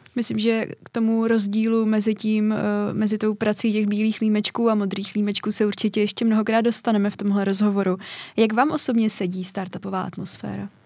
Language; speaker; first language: Czech; native; Czech